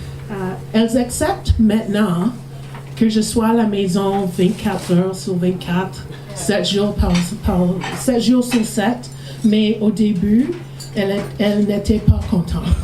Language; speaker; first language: French; non-native, learner; English